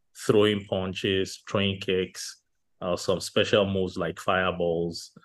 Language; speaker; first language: English; non-native, local second language; Yoruba